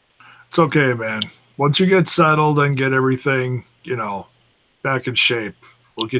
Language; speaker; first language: English; native; English